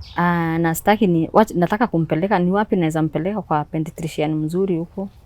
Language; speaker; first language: Swahili; non-native, local second language; Meru